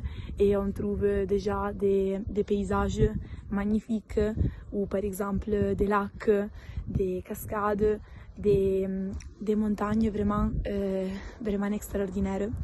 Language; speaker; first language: French; non-native, local second language; Italian